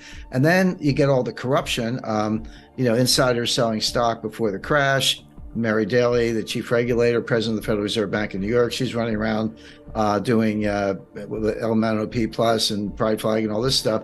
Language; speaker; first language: English; native; English